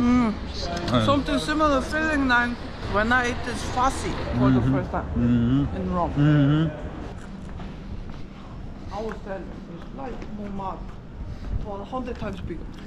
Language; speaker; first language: English; non-native, learner; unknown